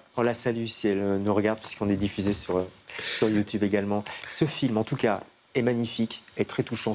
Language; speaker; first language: French; native; French